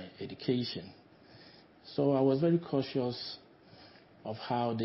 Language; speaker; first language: English; non-native, local second language; Akan